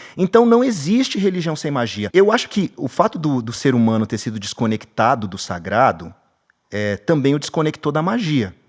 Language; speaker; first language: Portuguese; native; Portuguese